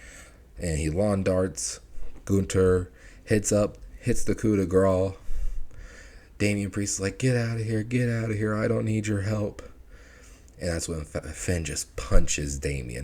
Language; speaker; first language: English; native; English